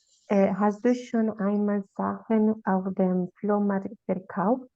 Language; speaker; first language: German; non-native, learner; Spanish